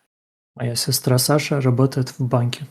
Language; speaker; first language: Russian; non-native, learner; Ukrainian